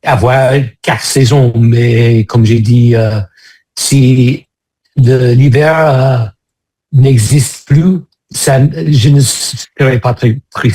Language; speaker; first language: French; non-native, fluent; English